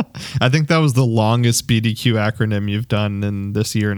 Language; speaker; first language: English; native; English